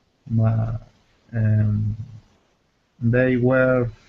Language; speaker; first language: English; non-native, learner; Spanish